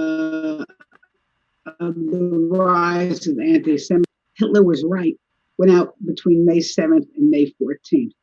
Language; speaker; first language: English; native; English